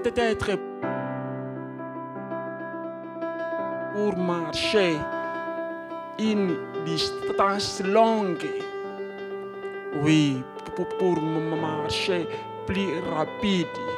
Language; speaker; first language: French; non-native, learner; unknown